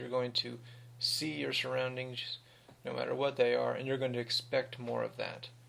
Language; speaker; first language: English; native; English